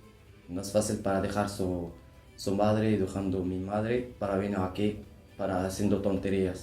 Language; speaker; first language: Spanish; non-native, learner; Arabic